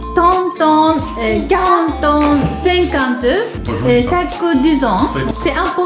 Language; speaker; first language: French; non-native, learner; Japanese